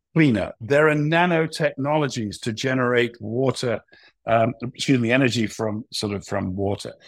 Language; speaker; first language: English; native; English